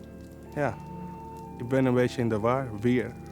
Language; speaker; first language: Dutch; early bilingual, other home language; Spanish